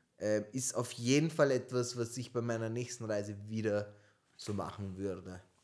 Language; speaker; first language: German; early bilingual, other home language; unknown